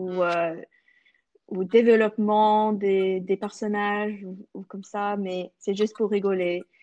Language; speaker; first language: French; non-native, local second language; English